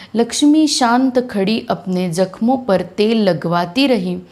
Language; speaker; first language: Hindi; non-native, local second language; Marathi